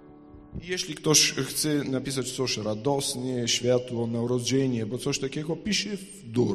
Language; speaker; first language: Polish; non-native, fluent; Ukrainian